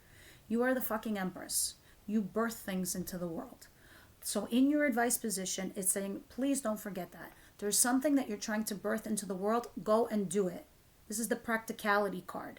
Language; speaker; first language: English; native; English